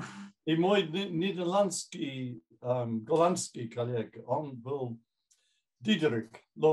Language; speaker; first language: Russian; non-native, fluent; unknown